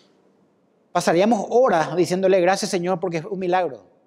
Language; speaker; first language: Spanish; native; Spanish